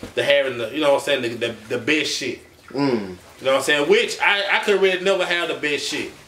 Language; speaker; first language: English; native; English